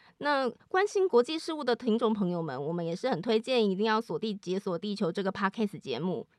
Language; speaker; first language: Chinese; native; Chinese